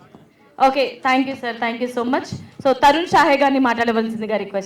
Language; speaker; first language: Telugu; native; Telugu